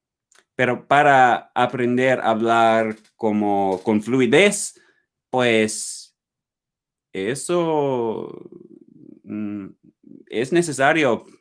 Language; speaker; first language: Spanish; non-native, learner; English